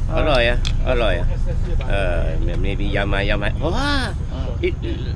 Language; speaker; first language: English; non-native, learner; Thai